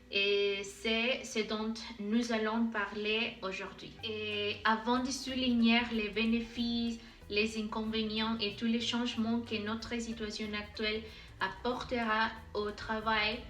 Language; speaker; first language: French; non-native, learner; Spanish